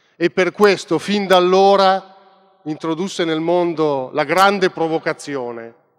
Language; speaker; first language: Italian; native; Italian